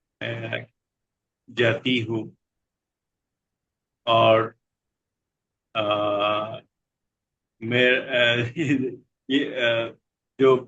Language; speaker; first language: Hindi; non-native, learner; Bangla